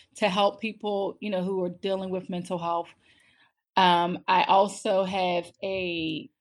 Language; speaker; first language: English; native; English